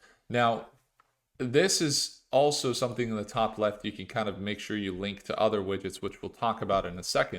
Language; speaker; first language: English; native; English